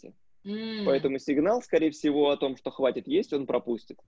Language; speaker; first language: Russian; native; Russian